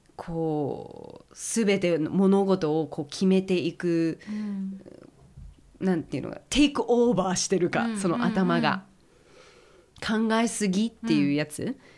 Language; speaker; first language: Japanese; early bilingual, heritage; Japanese